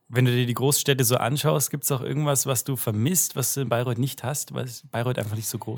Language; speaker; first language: German; native; German